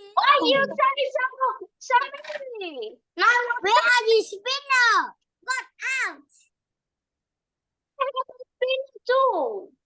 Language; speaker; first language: English; non-native, learner; Vietnamese